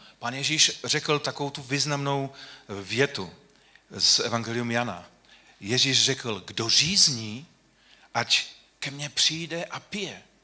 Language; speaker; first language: Czech; non-native, local second language; Polish